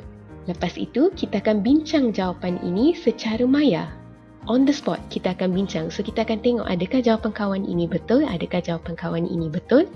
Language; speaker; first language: Malay; native; Malay